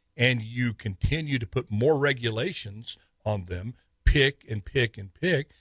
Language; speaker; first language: English; native; English